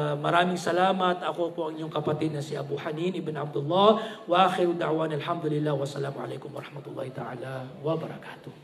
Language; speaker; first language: Filipino; non-native, local second language; Maranao